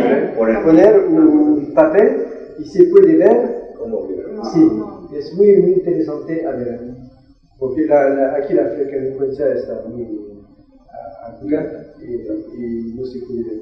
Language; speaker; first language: Spanish; non-native, learner; French